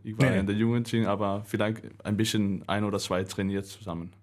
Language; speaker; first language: German; non-native, learner; Danish